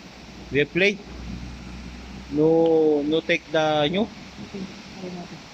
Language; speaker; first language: English; non-native, learner; Filipino